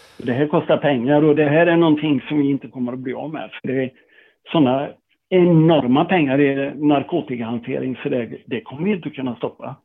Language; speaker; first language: Swedish; native; Swedish